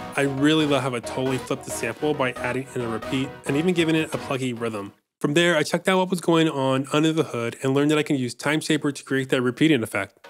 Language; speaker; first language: English; native; English